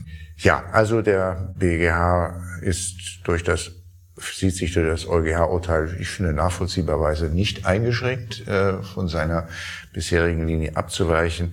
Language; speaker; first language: German; native; German